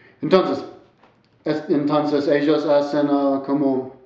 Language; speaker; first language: Spanish; non-native, learner; English